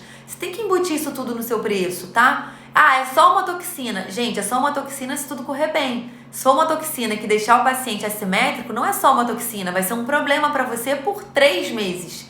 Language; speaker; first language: Portuguese; native; Portuguese